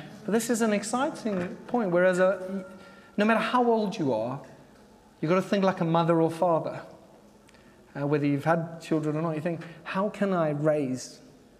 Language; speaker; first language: English; native; English